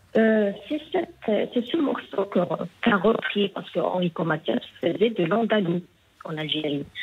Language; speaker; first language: French; non-native, local second language; Arabic